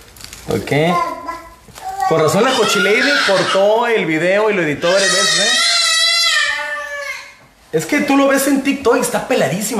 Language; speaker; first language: Spanish; native; Spanish